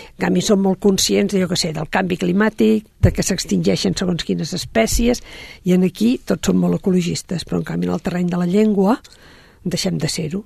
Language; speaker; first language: Catalan; native; Catalan